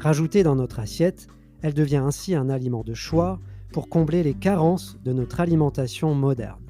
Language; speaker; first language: French; native; French